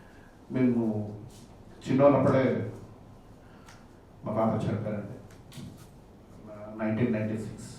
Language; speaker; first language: Telugu; native; Telugu